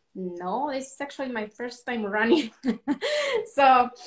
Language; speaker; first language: English; non-native, fluent; Spanish